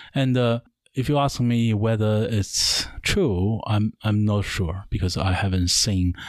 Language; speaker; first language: English; non-native, learner; Chinese